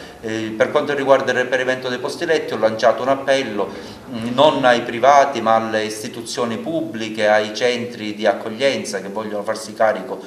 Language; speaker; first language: Italian; native; Italian